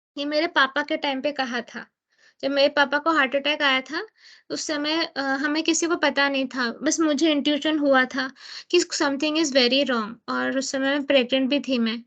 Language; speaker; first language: Hindi; native; Hindi